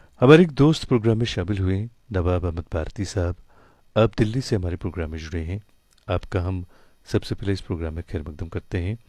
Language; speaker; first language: Hindi; non-native, local second language; Kashmiri